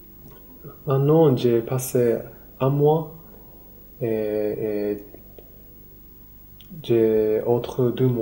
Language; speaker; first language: French; non-native, learner; Japanese